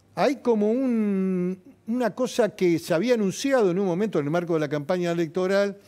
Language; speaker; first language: Spanish; native; Spanish